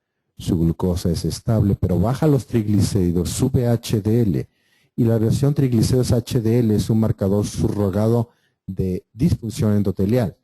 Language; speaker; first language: Spanish; native; Spanish